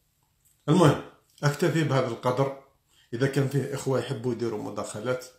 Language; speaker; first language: Arabic; native; Arabic